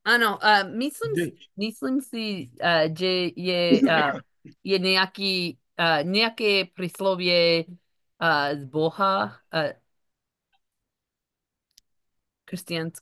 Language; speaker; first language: Slovak; non-native, learner; English